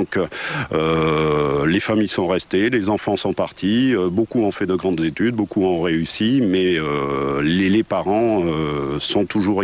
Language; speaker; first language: French; native; French